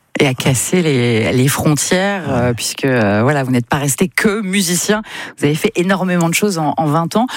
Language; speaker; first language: French; native; French